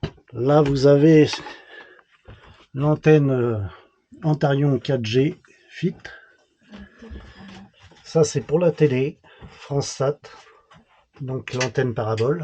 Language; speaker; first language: French; native; French